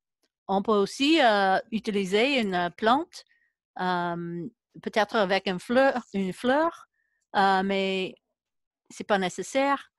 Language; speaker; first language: French; non-native, learner; English